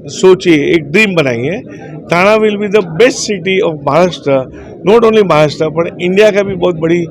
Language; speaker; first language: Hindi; non-native, local second language; Gujarati